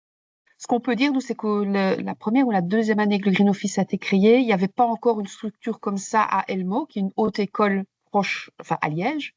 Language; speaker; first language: French; native; French